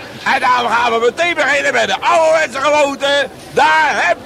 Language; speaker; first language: Dutch; native; Dutch